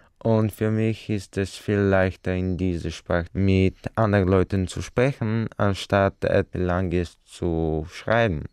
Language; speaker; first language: German; non-native, fluent; Bulgarian